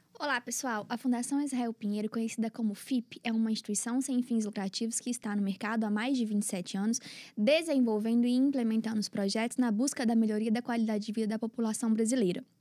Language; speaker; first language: Portuguese; native; Portuguese